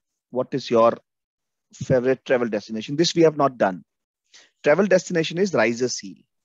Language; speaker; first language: English; non-native, local second language; Hindi